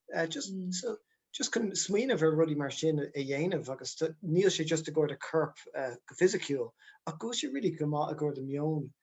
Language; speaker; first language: Irish; non-native, local second language; English